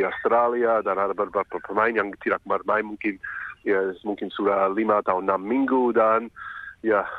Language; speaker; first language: Indonesian; non-native, fluent; English